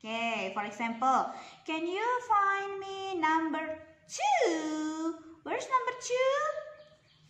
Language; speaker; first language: English; non-native, local second language; Indonesian